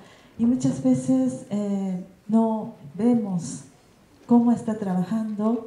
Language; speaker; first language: Spanish; non-native, learner; Japanese